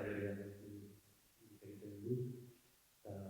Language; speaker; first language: Basque; non-native, local second language; Spanish